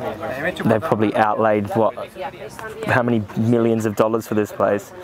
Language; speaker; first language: English; native; English